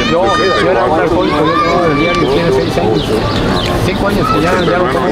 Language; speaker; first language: Spanish; native; Spanish